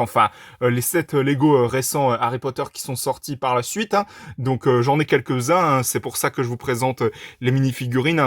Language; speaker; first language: French; native; French